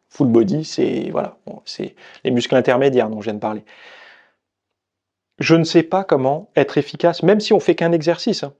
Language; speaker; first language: French; native; French